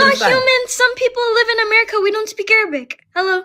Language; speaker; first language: English; early bilingual, other home language; Amharic